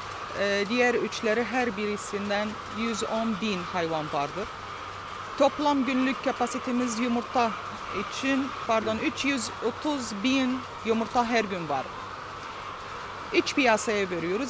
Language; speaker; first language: Turkish; non-native, fluent; Arabic